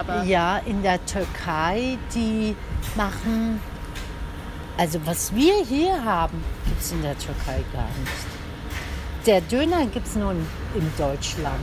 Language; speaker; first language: German; early bilingual, other home language; Turkish